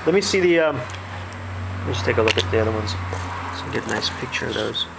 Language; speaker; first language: English; native; English